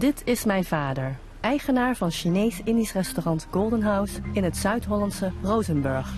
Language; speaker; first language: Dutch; early bilingual, other home language; Cantonese